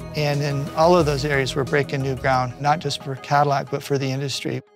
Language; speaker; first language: English; non-native, fluent; Chinese